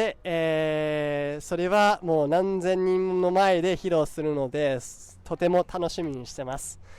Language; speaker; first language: Japanese; early bilingual, heritage; Japanese